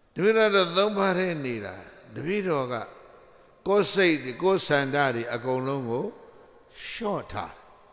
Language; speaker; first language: Burmese; native; Burmese